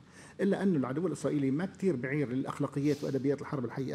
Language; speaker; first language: Arabic; native; Arabic